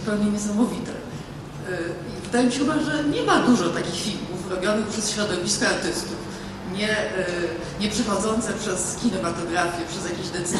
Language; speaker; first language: Polish; native; Polish